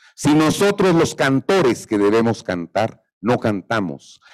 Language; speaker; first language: Spanish; native; Spanish